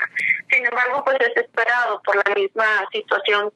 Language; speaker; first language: Spanish; native; Spanish